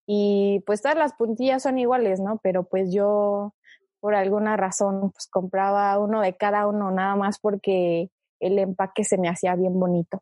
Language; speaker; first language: Spanish; early bilingual, other home language; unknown